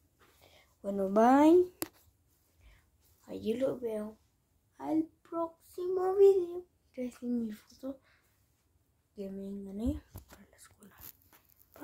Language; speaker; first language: Spanish; early bilingual, heritage; Spanish